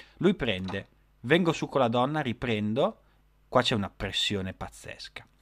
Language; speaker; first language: Italian; native; Italian